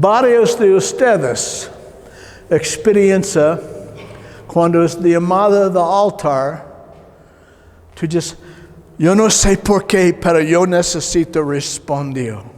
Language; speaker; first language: Spanish; non-native, learner; English